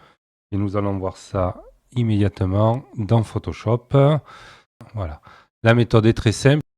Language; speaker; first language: French; native; French